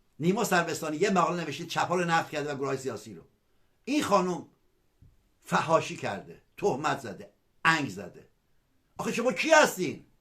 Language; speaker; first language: Persian; non-native, local second language; Azerbaijani